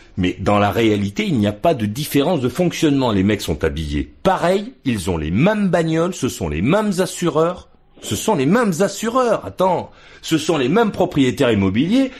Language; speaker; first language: French; native; French